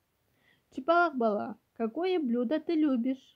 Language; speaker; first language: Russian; non-native, local second language; Kyrgyz